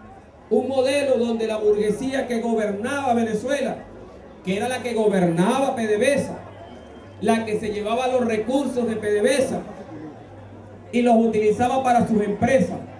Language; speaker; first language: Spanish; native; Spanish